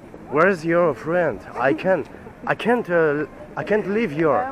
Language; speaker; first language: English; non-native, learner; Russian